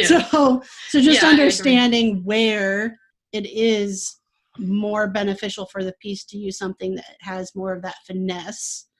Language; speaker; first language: English; native; English